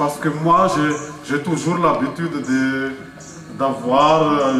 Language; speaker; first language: French; non-native, local second language; Malagasy